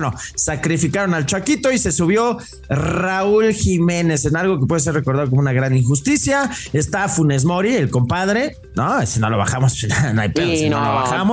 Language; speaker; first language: Spanish; native; Spanish